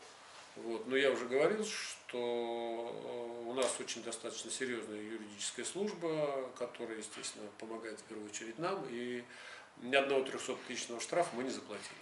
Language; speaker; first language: Russian; native; Russian